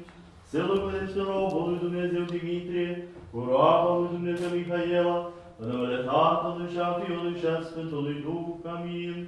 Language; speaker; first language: Romanian; native; Romanian